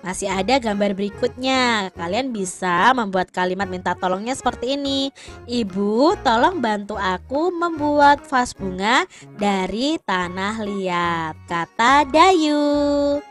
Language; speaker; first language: Indonesian; native; Indonesian